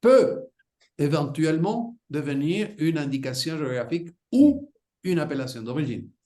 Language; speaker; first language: French; non-native, fluent; Spanish